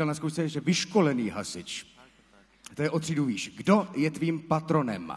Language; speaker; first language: Czech; native; Czech